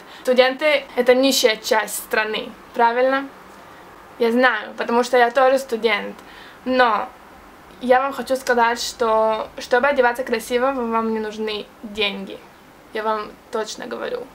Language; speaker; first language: Russian; early bilingual, heritage; Russian